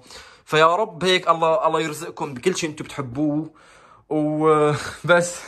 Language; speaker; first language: Arabic; native; Arabic